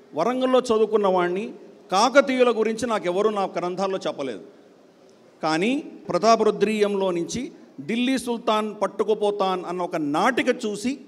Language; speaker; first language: Telugu; native; Telugu